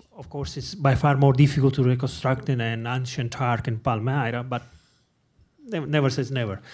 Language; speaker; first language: English; non-native, fluent; Italian